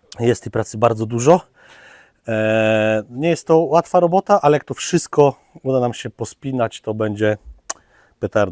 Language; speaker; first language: Polish; native; Polish